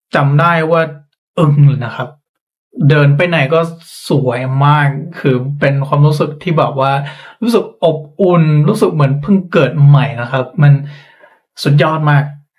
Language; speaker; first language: Thai; non-native, fluent; English